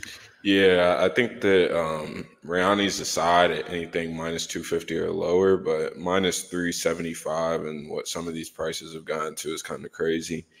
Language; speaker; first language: English; native; English